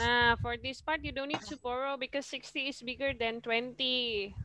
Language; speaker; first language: English; non-native, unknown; Indonesian